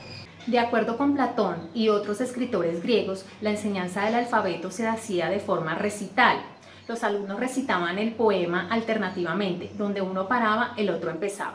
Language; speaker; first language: Spanish; native; Spanish